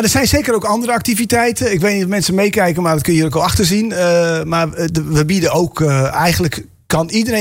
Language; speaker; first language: Dutch; native; Dutch